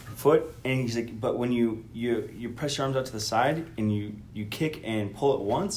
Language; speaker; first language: English; native; English